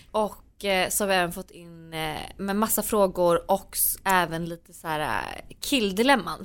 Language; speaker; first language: Swedish; native; Swedish